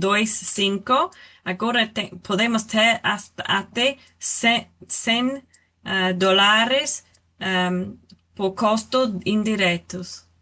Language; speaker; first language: Portuguese; non-native, learner; English